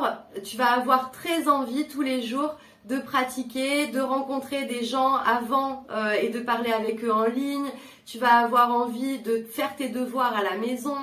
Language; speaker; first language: French; native; French